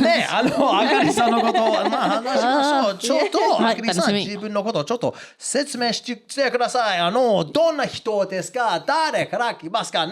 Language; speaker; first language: Japanese; non-native, fluent; English